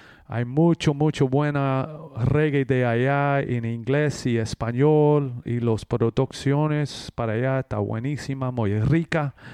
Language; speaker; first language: Spanish; non-native, learner; English